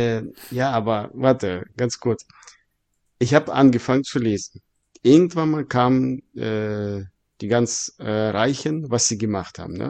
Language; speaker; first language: German; non-native, fluent; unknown